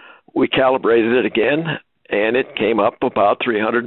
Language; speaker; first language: English; native; English